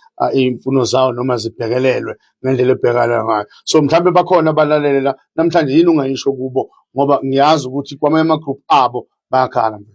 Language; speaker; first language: Zulu; native; Zulu